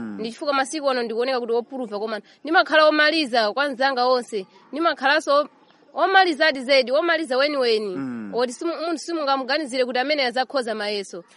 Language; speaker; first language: Nyanja; non-native, local second language; Tumbuka